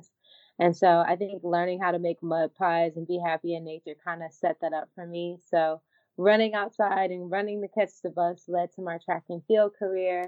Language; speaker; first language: English; native; English